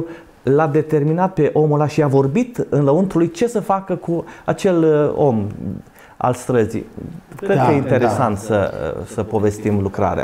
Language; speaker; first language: Romanian; native; Romanian